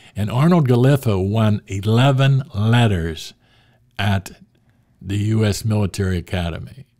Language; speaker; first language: English; native; English